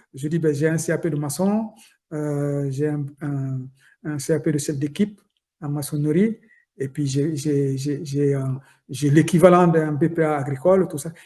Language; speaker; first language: French; non-native, local second language; Soninke